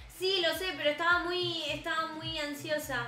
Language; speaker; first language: Spanish; native; Spanish